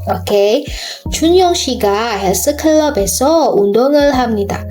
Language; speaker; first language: Korean; non-native, learner; Indonesian